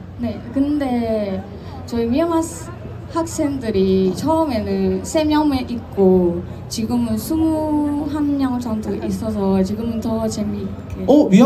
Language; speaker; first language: Korean; non-native, learner; Burmese